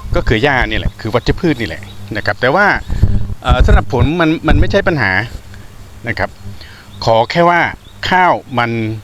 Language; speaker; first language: Thai; non-native, local second language; Khmer